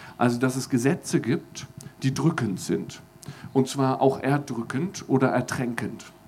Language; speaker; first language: German; native; German